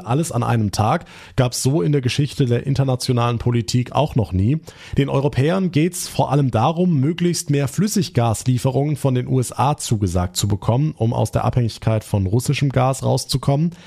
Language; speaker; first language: German; native; German